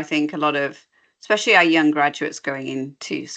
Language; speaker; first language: English; native; English